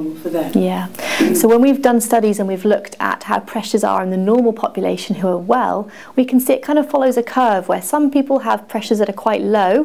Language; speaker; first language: English; native; English